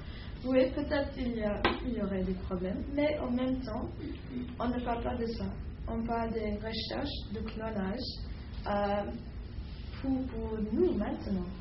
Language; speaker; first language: French; non-native, fluent; English